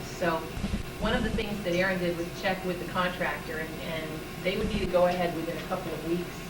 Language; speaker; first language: English; native; English